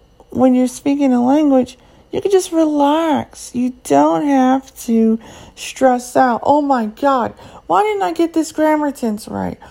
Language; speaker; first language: English; native; English